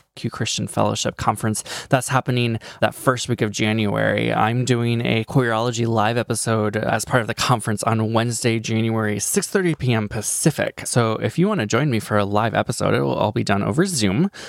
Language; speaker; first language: English; native; English